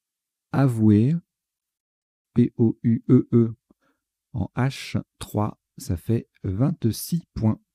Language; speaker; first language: French; native; French